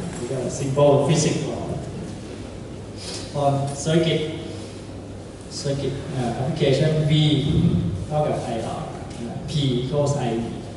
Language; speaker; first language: English; non-native, fluent; Thai